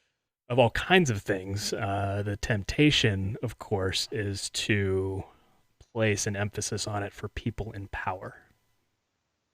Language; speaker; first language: English; native; English